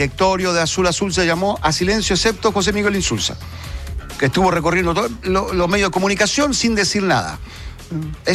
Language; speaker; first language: Spanish; native; Spanish